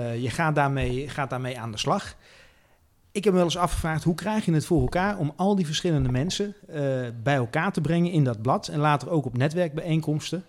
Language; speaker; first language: Dutch; native; Dutch